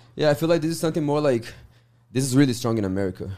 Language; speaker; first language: English; non-native, learner; Portuguese